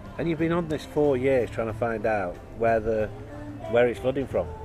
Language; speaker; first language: English; native; English